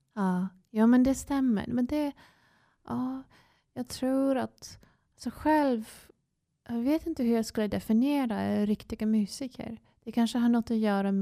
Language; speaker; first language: Swedish; non-native, fluent; English